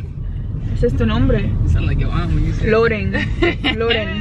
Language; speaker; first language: Spanish; early bilingual, heritage; Spanish